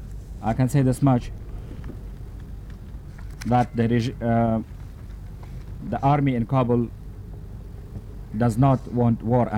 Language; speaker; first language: English; non-native, fluent; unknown